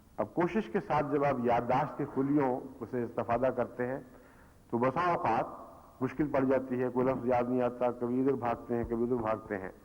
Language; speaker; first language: Urdu; native; Urdu